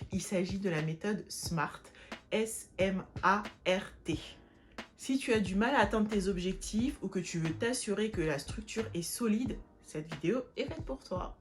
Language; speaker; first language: French; native; French